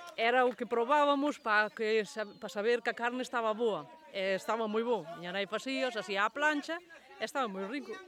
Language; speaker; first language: Galician; native; Galician